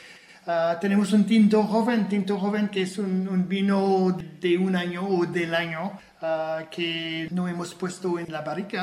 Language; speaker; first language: Spanish; non-native, fluent; French